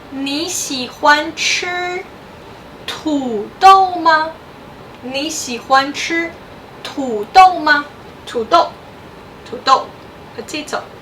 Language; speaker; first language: Chinese; non-native, fluent; English